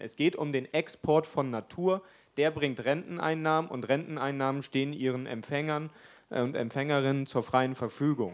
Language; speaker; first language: German; native; German